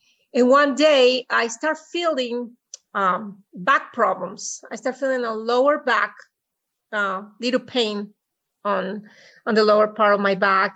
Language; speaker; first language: English; non-native, fluent; Spanish